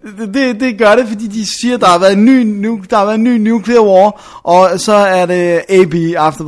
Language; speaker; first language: Danish; native; Danish